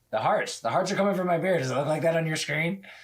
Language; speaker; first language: English; native; English